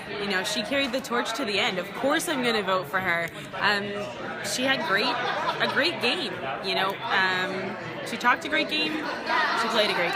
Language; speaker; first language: English; native; English